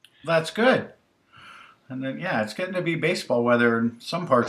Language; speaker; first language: English; native; English